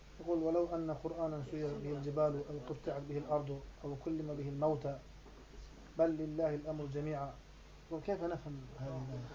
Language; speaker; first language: Arabic; non-native, learner; Turkish